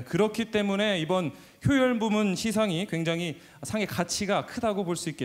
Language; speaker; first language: Korean; native; Korean